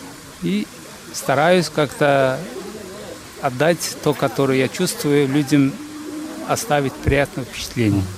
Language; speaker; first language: Russian; non-native, fluent; Azerbaijani